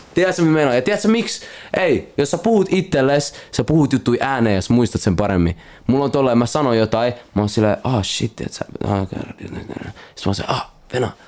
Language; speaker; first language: Finnish; non-native, local second language; Swedish